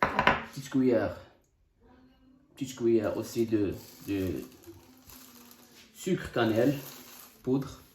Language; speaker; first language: French; non-native, local second language; Arabic